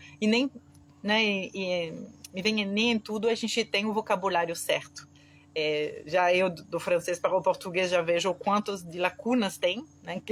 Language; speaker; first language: Portuguese; non-native, fluent; French